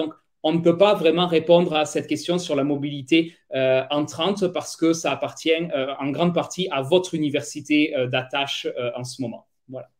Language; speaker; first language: French; native; French